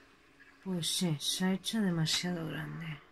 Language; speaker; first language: Spanish; native; Spanish